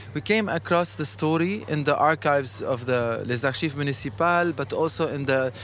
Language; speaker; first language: English; non-native, fluent; Arabic